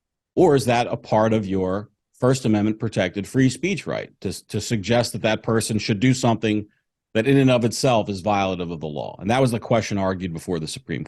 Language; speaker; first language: English; native; English